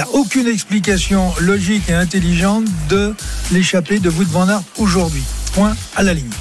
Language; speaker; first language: French; native; French